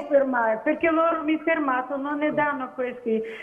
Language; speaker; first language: Italian; non-native, learner; Ukrainian